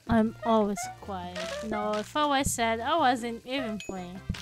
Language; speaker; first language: English; non-native, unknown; Portuguese